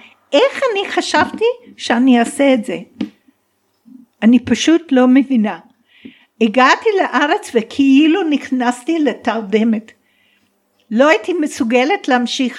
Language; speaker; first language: Hebrew; non-native, fluent; English